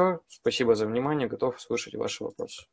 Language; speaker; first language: Russian; native; Russian